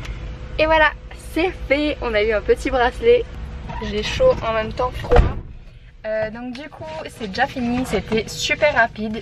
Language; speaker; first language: French; native; French